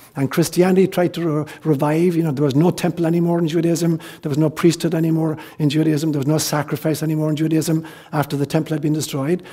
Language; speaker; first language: English; native; English